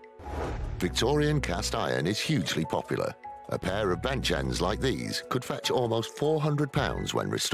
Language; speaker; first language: English; native; English